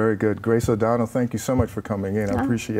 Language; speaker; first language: English; native; English